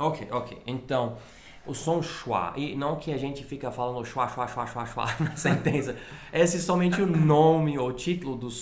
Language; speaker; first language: Portuguese; non-native, fluent; English